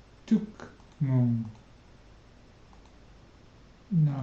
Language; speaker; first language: Vietnamese; non-native, learner; French